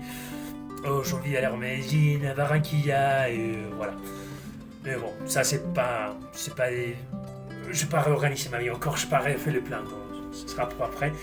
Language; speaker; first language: French; non-native, fluent; Spanish